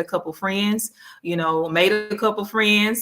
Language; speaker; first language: English; native; English